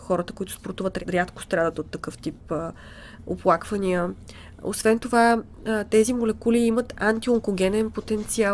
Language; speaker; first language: Bulgarian; native; Bulgarian